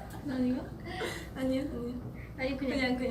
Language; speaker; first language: Korean; non-native, fluent; Japanese